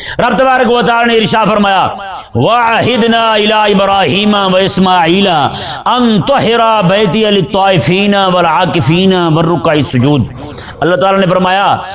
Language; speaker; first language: Urdu; non-native, local second language; Punjabi